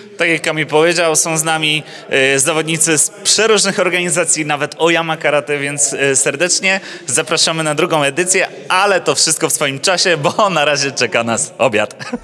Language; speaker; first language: Polish; native; Polish